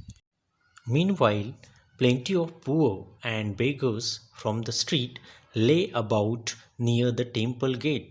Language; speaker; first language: English; non-native, local second language; Marathi